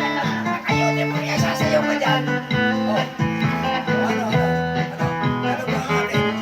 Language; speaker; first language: Filipino; native; Filipino